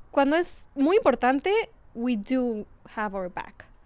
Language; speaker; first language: Spanish; early bilingual, heritage; Spanish